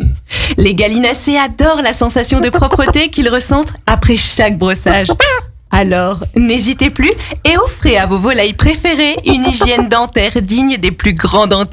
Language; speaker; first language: French; native; French